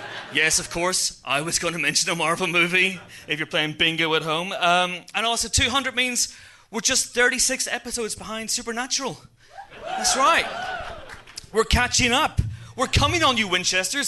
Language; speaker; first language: English; native; English